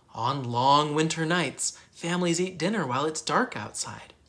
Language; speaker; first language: English; native; English